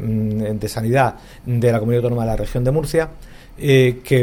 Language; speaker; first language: Spanish; native; Spanish